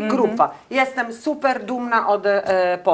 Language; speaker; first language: Polish; non-native, learner; Italian